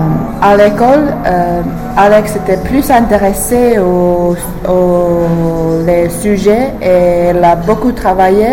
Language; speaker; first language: French; non-native, fluent; English